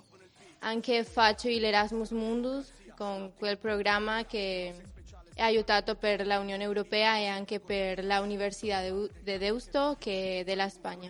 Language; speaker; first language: Italian; non-native, learner; Spanish